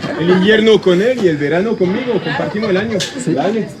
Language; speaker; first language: Spanish; non-native, fluent; French